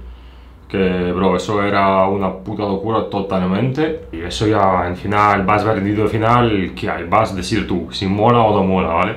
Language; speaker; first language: Spanish; non-native, fluent; Russian